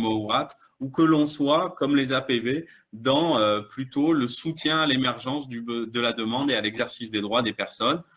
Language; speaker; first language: French; native; French